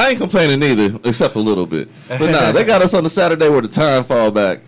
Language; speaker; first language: English; native; English